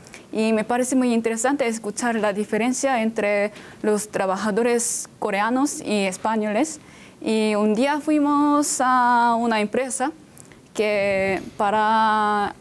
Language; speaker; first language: Spanish; non-native, fluent; Korean